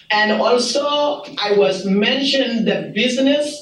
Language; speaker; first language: English; non-native, learner; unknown